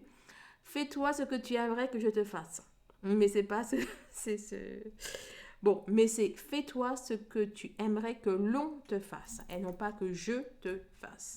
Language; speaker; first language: French; native; French